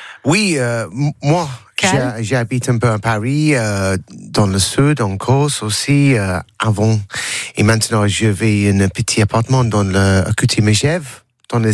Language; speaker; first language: French; non-native, learner; English